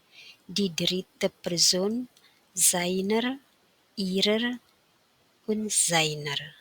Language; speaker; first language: German; non-native, fluent; Indonesian